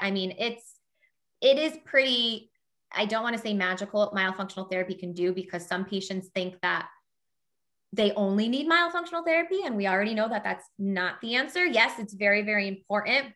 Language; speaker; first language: English; native; English